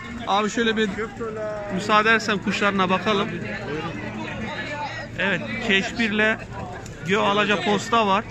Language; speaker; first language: Turkish; native; Turkish